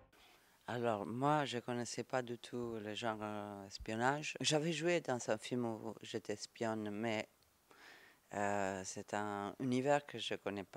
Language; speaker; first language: French; non-native, fluent; Italian